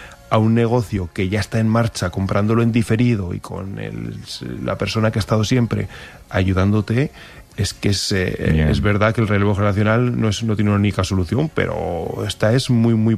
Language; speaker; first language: Spanish; native; Spanish